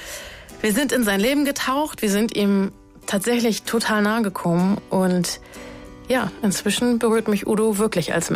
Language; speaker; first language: German; native; German